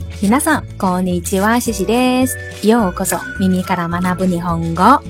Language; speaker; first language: Japanese; non-native, fluent; Chinese